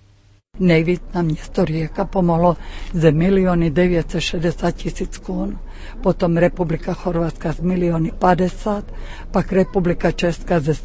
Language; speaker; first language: Czech; early bilingual, heritage; Czech